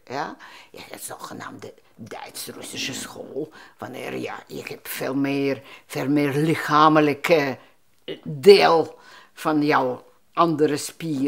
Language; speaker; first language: Dutch; non-native, fluent; Russian